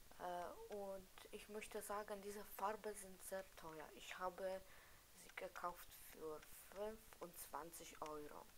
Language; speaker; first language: German; non-native, learner; Polish